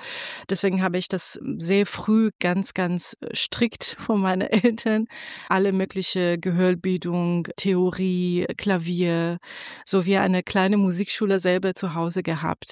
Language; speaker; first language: German; non-native, fluent; Persian